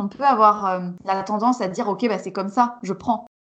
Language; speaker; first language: French; native; French